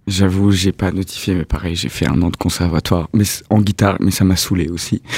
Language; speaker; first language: French; native; French